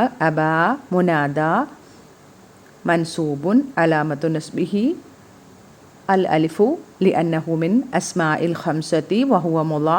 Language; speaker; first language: Arabic; non-native, fluent; Malayalam